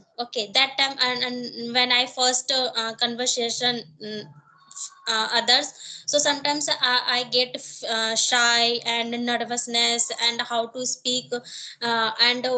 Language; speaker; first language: English; non-native, learner; Hindi